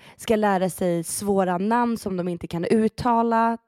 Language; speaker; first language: Swedish; early bilingual, other home language; Persian